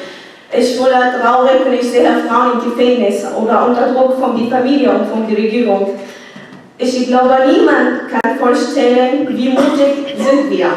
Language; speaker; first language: German; non-native, learner; Arabic